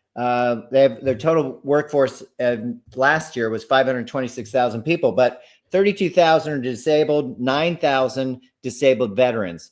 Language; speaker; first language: English; native; English